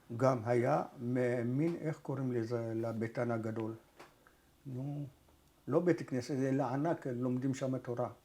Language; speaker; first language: Hebrew; early bilingual, other home language; Arabic